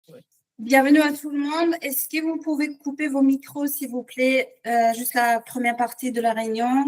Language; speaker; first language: French; non-native, fluent; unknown